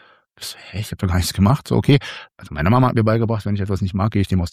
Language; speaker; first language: German; native; German